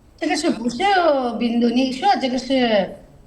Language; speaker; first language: Chinese; non-native, fluent; Telugu